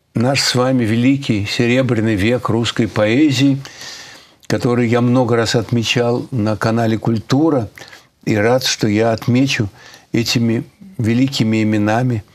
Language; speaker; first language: Russian; native; Russian